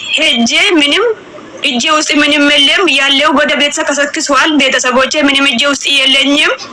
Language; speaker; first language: Amharic; non-native, local second language; Oromo